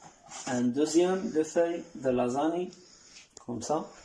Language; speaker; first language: French; non-native, learner; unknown